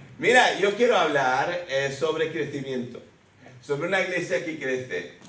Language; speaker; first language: Spanish; early bilingual, other home language; Swedish